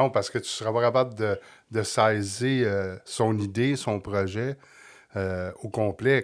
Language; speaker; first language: French; native; French